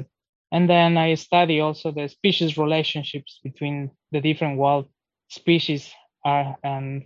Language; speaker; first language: English; non-native, fluent; Spanish